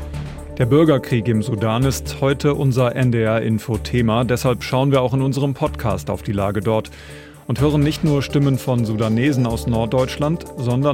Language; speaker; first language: German; native; German